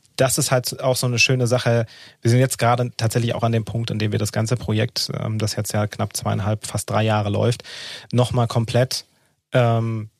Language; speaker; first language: German; native; German